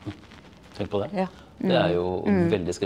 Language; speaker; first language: Norwegian; native; Norwegian